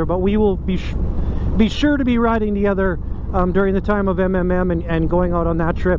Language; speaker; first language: English; native; English